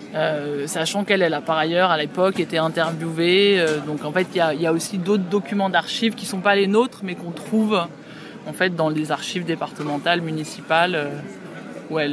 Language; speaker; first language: French; native; French